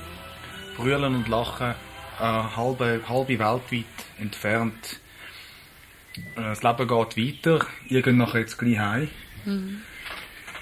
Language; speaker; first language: German; native; German